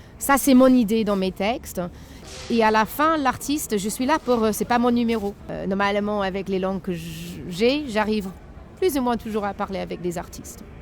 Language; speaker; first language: French; non-native, fluent; English